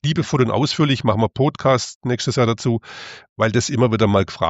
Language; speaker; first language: German; native; German